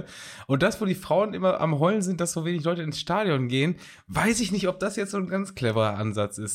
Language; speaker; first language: German; native; German